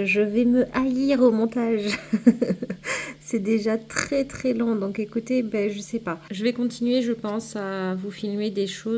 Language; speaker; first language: French; native; French